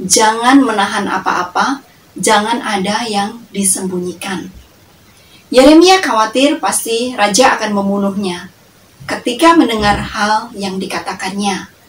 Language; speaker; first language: Indonesian; native; Indonesian